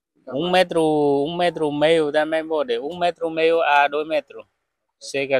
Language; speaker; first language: Vietnamese; native; Vietnamese